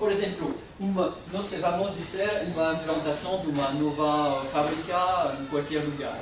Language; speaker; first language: Portuguese; non-native, fluent; French